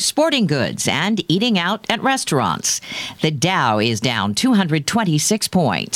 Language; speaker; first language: English; native; English